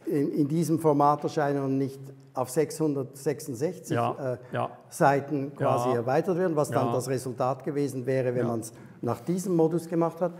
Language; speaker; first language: German; native; German